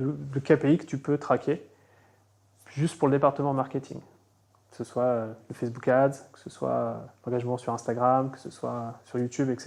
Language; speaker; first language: French; native; French